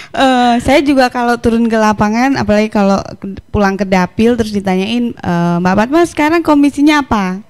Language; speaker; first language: Indonesian; native; Indonesian